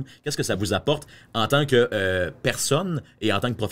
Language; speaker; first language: French; native; French